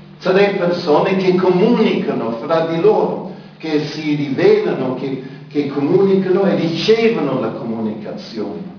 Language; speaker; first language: Italian; non-native, fluent; English